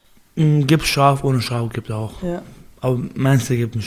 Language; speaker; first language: German; non-native, learner; Baluchi